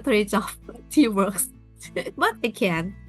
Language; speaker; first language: English; non-native, learner; Thai